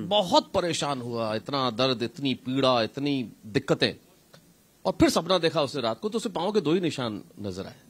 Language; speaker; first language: Hindi; native; Hindi